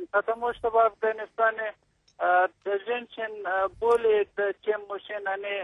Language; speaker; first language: Russian; non-native, learner; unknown